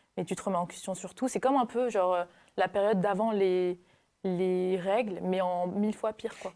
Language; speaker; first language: French; native; French